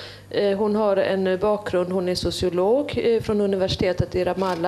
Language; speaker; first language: Swedish; native; Swedish